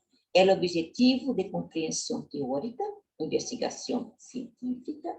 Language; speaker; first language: Spanish; non-native, learner; Portuguese